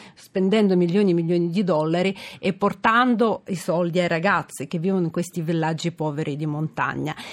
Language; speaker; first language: Italian; non-native, fluent; Georgian